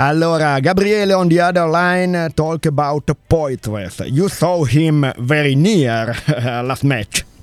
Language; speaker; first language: English; non-native, learner; Italian